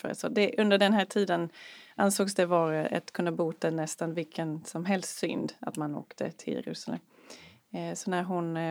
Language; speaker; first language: Swedish; non-native, fluent; English